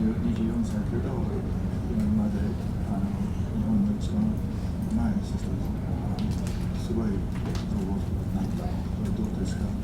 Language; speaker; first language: Japanese; non-native, fluent; English